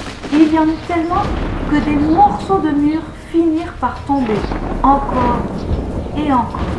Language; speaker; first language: French; native; French